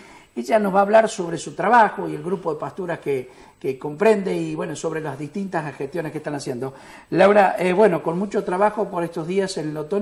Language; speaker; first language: Spanish; native; Spanish